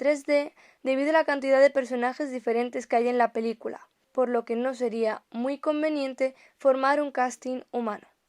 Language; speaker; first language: Spanish; native; Spanish